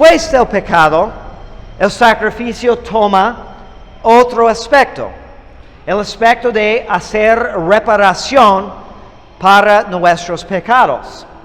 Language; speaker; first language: Spanish; non-native, fluent; English